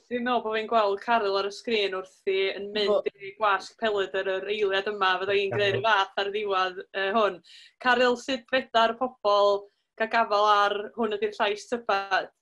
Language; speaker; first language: Welsh; native; Welsh